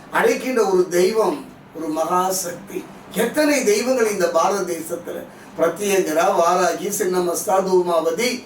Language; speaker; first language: Tamil; native; Tamil